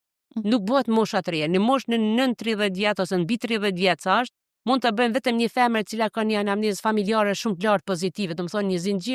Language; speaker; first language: Albanian; native; Albanian